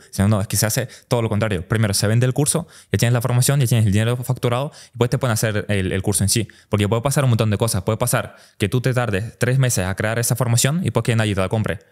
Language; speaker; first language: Spanish; early bilingual, other home language; Russian